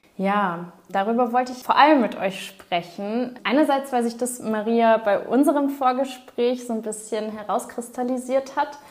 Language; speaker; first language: German; early bilingual, other home language; Bulgarian